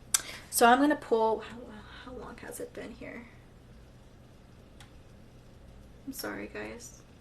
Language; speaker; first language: English; native; English